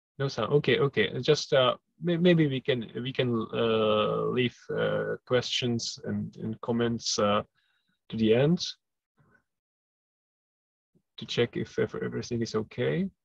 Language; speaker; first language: English; non-native, fluent; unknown